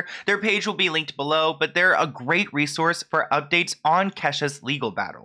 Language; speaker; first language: English; native; English